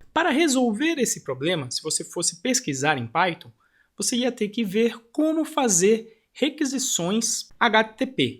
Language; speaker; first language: Portuguese; native; Portuguese